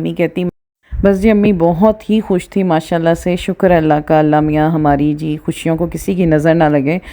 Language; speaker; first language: Urdu; non-native, local second language; Punjabi